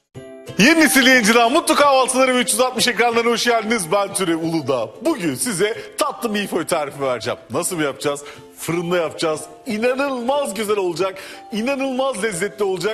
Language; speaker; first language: Turkish; native; Turkish